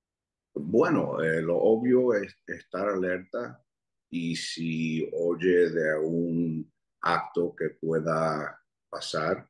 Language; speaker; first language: Spanish; early bilingual, heritage; Spanish